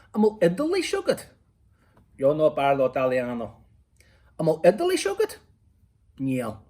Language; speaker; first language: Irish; non-native, local second language; English